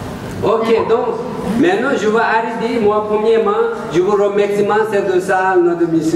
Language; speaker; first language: French; non-native, learner; Tibetan